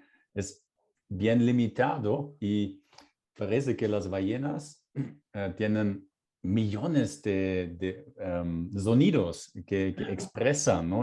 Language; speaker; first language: Spanish; non-native, fluent; German